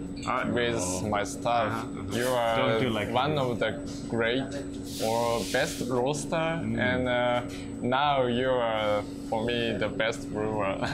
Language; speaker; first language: English; non-native, learner; Japanese